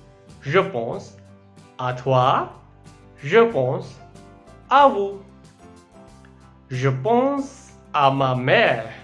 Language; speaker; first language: French; non-native, fluent; Hindi